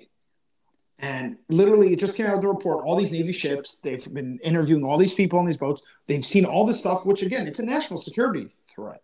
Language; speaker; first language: English; native; English